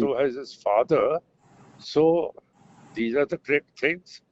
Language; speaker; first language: English; non-native, local second language; Punjabi